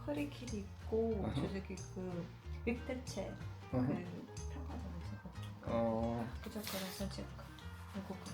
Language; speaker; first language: Korean; non-native, learner; Russian